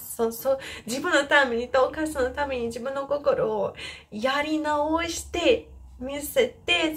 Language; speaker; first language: Japanese; non-native, fluent; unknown